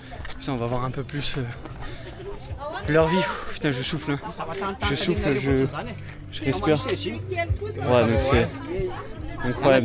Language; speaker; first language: French; native; French